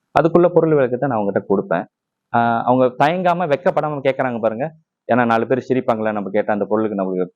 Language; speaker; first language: Tamil; non-native, local second language; Chinese